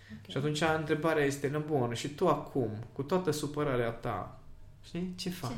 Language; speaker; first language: Romanian; native; Romanian